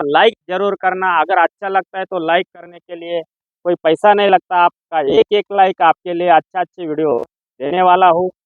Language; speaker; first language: Hindi; non-native, local second language; Marathi